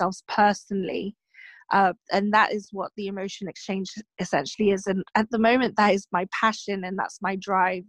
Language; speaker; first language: English; native; English